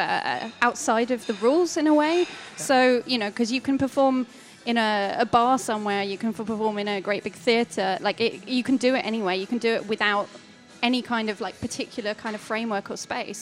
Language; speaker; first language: English; native; English